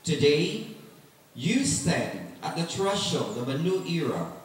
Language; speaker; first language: English; non-native, local second language; Filipino